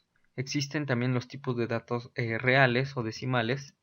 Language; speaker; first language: Spanish; native; Spanish